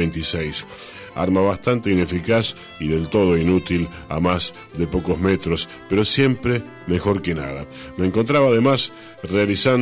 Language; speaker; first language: Spanish; native; Spanish